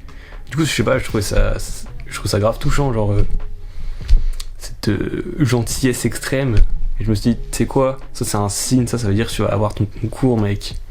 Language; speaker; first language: French; native; French